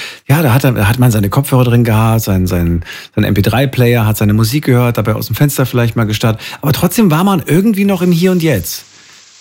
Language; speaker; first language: German; native; German